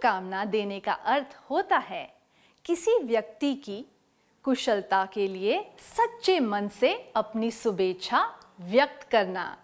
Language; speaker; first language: Hindi; native; Hindi